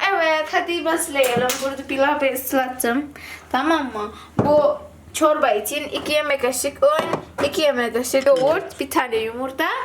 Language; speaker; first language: Turkish; non-native, learner; Indonesian